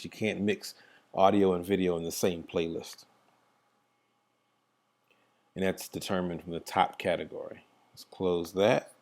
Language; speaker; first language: English; native; English